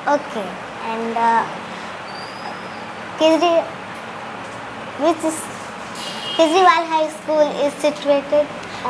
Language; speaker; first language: English; non-native, learner; Hindi